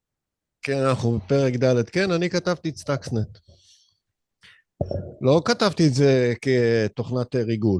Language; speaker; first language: Hebrew; native; Hebrew